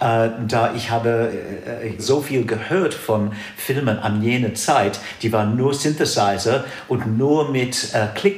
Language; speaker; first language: German; non-native, fluent; English